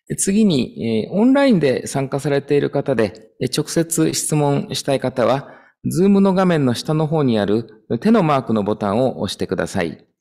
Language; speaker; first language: Japanese; native; Japanese